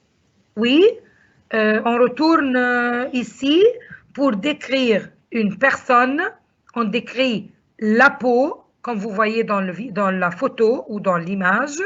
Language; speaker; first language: French; non-native, fluent; Arabic